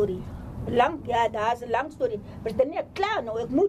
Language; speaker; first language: Dutch; non-native, local second language; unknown